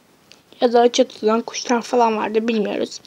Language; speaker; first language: Turkish; native; Turkish